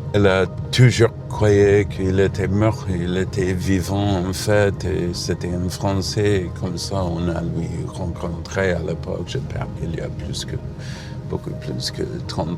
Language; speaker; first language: French; non-native, fluent; English